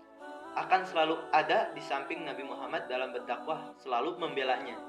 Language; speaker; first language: Indonesian; native; Indonesian